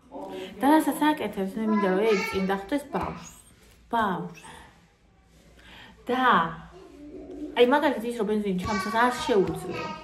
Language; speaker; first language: Georgian; native; Georgian